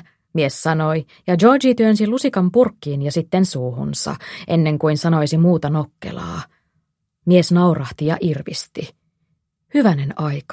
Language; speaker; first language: Finnish; native; Finnish